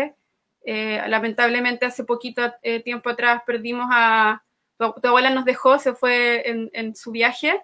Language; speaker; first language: Spanish; native; Spanish